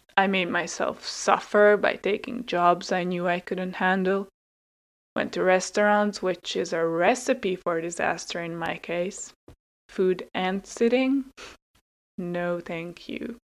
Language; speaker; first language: English; non-native, fluent; Hungarian